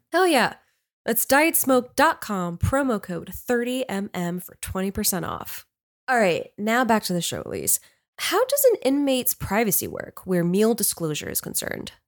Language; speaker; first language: English; native; English